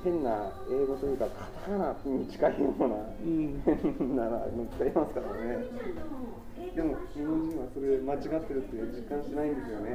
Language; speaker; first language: Japanese; native; Japanese